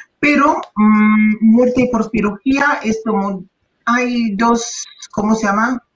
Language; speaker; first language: Spanish; non-native, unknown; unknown